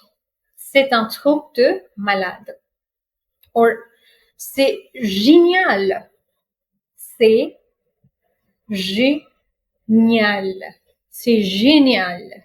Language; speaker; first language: French; non-native, fluent; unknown